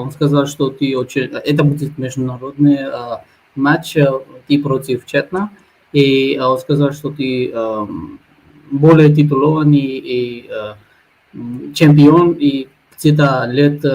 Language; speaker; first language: Russian; non-native, learner; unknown